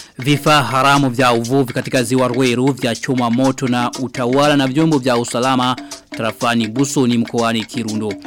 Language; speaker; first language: Swahili; non-native, local second language; Rundi